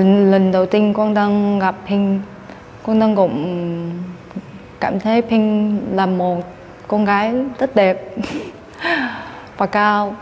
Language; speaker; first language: Vietnamese; non-native, learner; Chinese